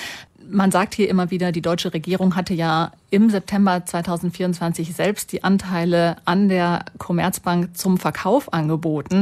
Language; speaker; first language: German; native; German